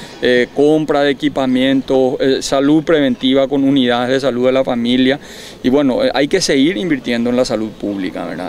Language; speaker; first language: Spanish; native; Spanish